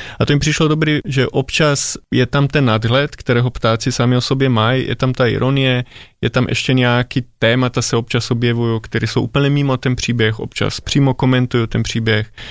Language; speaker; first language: Czech; non-native, fluent; Slovenian